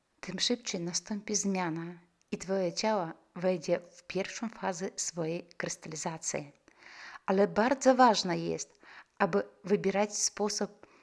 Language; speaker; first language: Polish; non-native, fluent; Russian